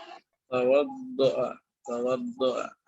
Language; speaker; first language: Arabic; non-native, fluent; Indonesian